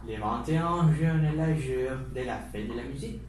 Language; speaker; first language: French; non-native, learner; Spanish